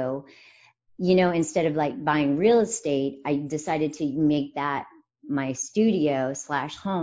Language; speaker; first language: English; native; English